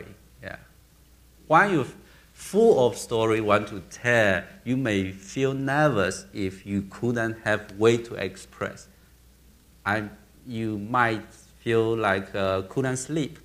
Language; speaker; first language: English; non-native, learner; Chinese